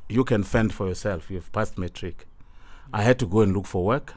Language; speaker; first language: English; non-native, local second language; Tsonga